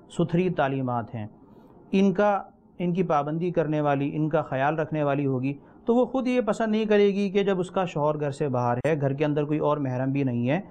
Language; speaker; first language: Urdu; native; Urdu